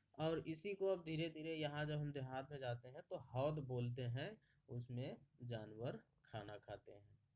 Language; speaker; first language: Hindi; native; Hindi